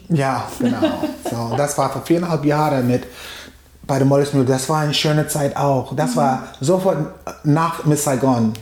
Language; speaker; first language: German; non-native, fluent; English